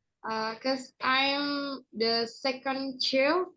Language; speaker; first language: English; non-native, learner; Indonesian